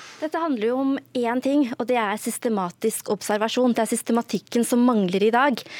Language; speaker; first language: Norwegian; early bilingual, other home language; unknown